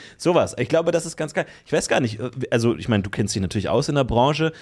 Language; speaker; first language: German; native; German